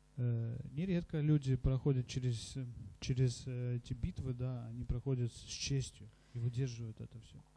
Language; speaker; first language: Russian; non-native, local second language; Latvian